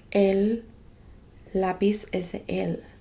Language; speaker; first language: Spanish; non-native, fluent; English